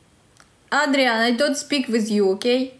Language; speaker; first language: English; non-native, learner; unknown